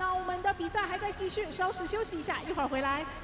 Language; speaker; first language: Chinese; native; Chinese